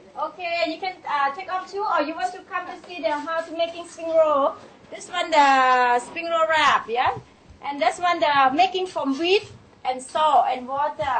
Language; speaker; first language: English; non-native, learner; Thai